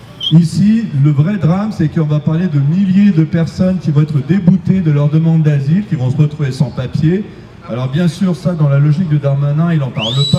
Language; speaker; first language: French; native; French